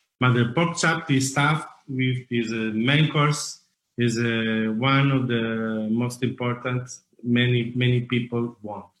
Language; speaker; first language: English; non-native, learner; Italian